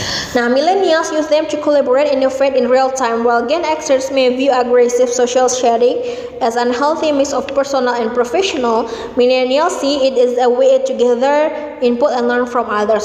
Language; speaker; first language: English; non-native, fluent; Indonesian